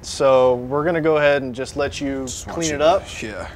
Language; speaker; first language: English; native; English